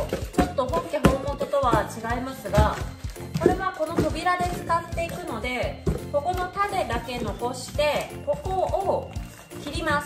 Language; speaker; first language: Japanese; native; Japanese